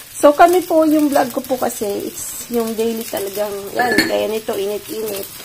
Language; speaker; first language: Filipino; native; Filipino